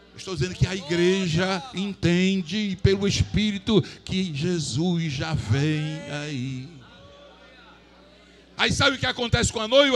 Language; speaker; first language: Portuguese; native; Portuguese